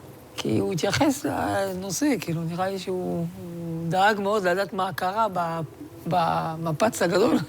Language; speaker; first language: Hebrew; non-native, fluent; French